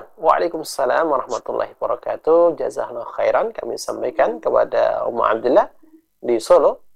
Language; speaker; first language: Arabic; non-native, fluent; Indonesian